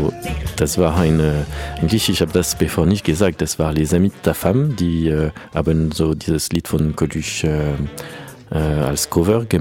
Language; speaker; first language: German; non-native, learner; French